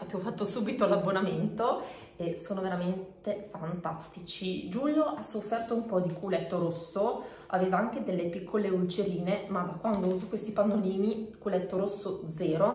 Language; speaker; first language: Italian; native; Italian